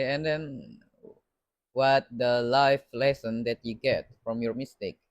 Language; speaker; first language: English; non-native, learner; Indonesian